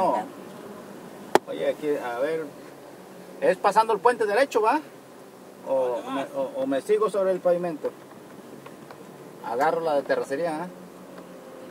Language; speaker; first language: Spanish; native; Spanish